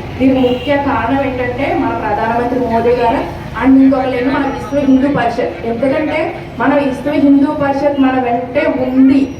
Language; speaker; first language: Telugu; native; Telugu